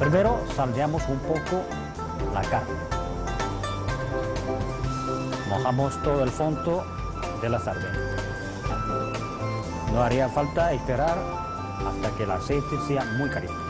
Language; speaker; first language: Spanish; non-native, fluent; Chinese